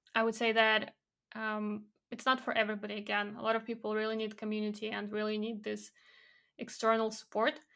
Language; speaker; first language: English; non-native, fluent; Belarusian